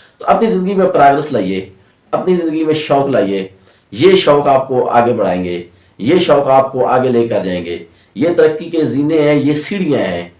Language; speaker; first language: Urdu; non-native, local second language; Punjabi